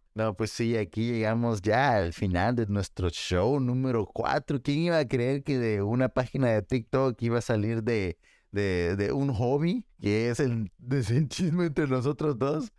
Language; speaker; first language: Spanish; early bilingual, heritage; Spanish